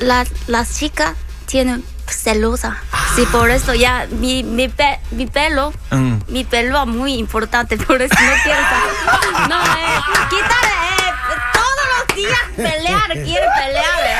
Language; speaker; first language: Spanish; non-native, learner; Korean